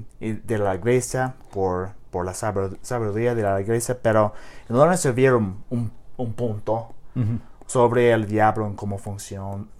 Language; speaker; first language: Spanish; non-native, learner; English